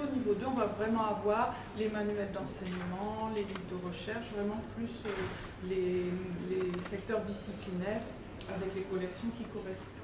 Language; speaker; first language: French; native; French